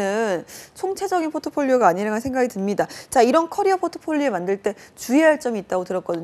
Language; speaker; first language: Korean; native; Korean